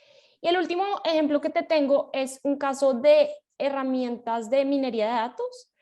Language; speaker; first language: Spanish; native; Spanish